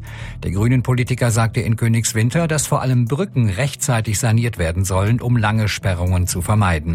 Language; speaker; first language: German; native; German